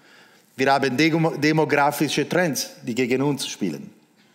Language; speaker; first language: German; non-native, local second language; Italian